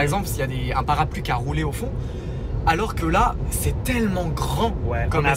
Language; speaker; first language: French; native; French